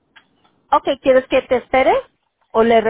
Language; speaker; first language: Spanish; early bilingual, heritage; Spanish